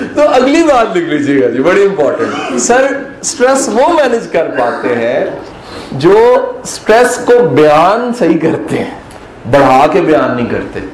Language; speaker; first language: Urdu; non-native, local second language; Punjabi